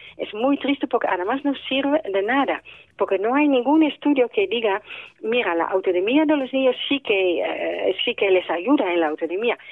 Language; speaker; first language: Spanish; non-native, fluent; Dutch